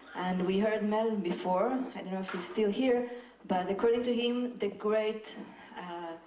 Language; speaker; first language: English; non-native, fluent; Hebrew